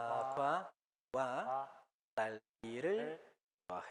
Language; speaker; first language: Korean; non-native, fluent; Spanish